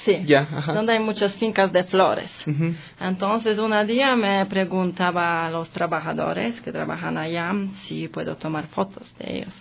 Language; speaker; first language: Spanish; non-native, learner; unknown